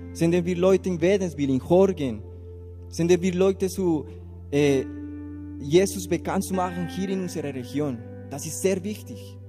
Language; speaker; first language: German; non-native, learner; Spanish